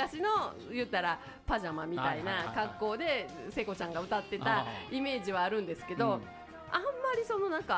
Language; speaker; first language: Japanese; native; Japanese